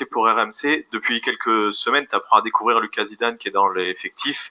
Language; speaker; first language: French; native; French